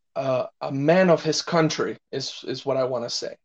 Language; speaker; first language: English; non-native, fluent; Spanish